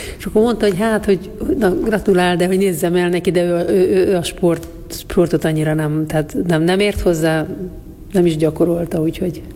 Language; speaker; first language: Hungarian; native; Hungarian